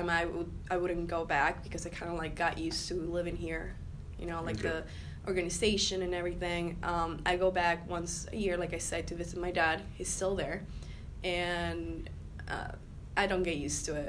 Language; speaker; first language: English; non-native, fluent; Spanish